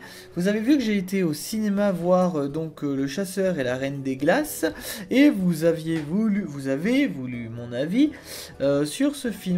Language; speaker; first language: French; native; French